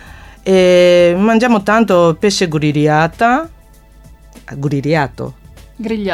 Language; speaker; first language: Italian; non-native, fluent; Japanese